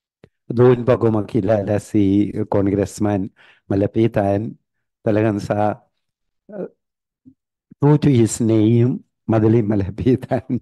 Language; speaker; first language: Filipino; non-native, fluent; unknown